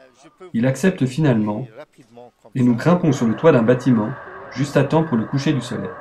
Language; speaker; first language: French; native; French